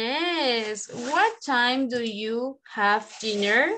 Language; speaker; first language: English; non-native, fluent; Spanish